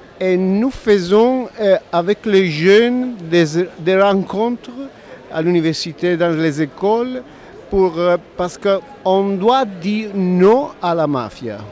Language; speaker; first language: French; non-native, learner; Italian